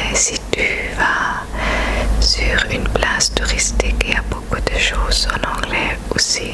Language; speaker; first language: French; non-native, fluent; German